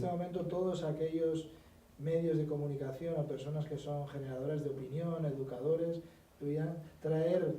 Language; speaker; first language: Spanish; native; Spanish